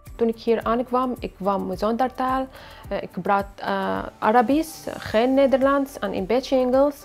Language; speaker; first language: Dutch; non-native, learner; Arabic